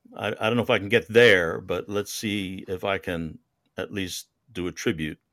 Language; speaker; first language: English; native; English